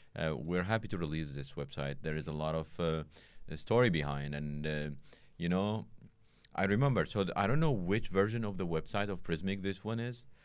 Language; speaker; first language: English; non-native, fluent; Arabic